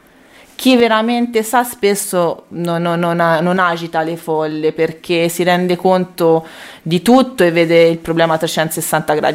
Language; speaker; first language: Italian; native; Italian